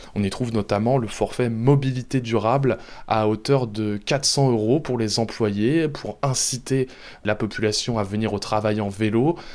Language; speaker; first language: French; native; French